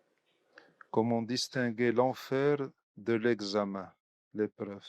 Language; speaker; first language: French; non-native, local second language; Arabic